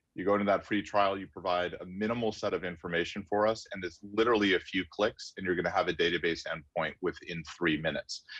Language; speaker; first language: English; native; English